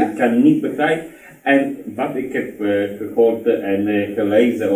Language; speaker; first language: Dutch; non-native, learner; Polish